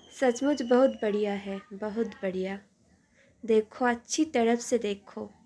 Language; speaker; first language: Hindi; non-native, local second language; Bangla